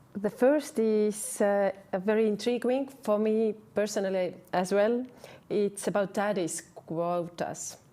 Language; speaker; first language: English; non-native, fluent; Estonian